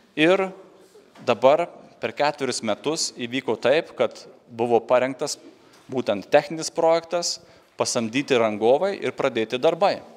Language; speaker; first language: Lithuanian; native; Lithuanian